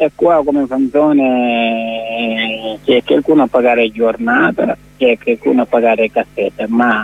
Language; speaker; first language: Italian; non-native, learner; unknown